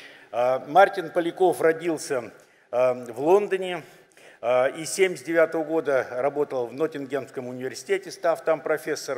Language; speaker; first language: Russian; native; Russian